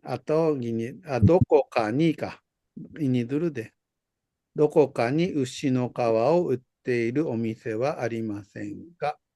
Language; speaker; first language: Japanese; non-native, fluent; Indonesian